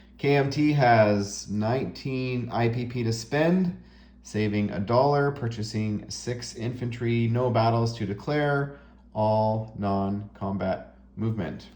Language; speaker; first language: English; native; English